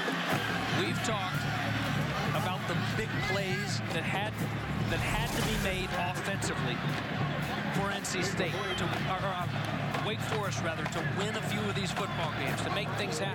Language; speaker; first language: English; native; English